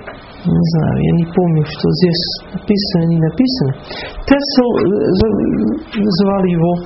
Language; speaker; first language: Russian; non-native, fluent; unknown